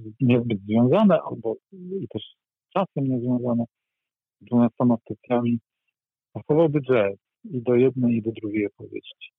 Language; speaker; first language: Polish; native; Polish